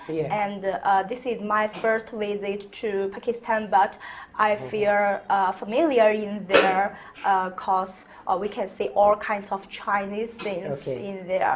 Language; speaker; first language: English; non-native, learner; Chinese